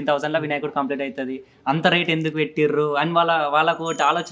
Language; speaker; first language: Telugu; native; Telugu